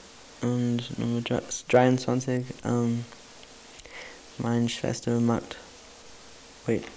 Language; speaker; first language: German; non-native, learner; English